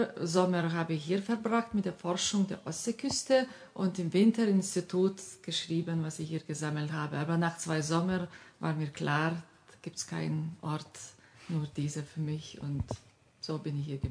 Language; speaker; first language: German; non-native, fluent; Lithuanian